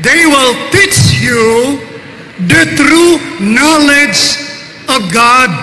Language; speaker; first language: English; non-native, local second language; Filipino